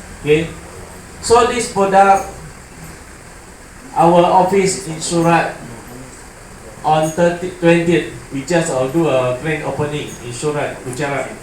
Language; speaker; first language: English; non-native, learner; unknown